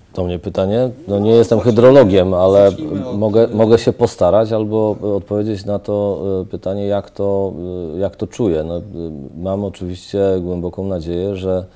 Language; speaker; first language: Polish; native; Polish